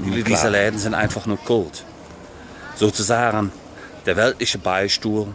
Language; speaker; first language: German; native; German